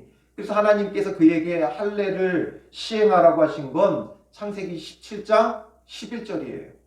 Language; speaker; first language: Korean; native; Korean